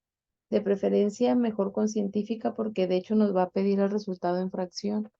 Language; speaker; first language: Spanish; native; Spanish